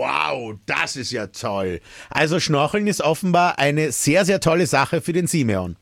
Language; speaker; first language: German; native; German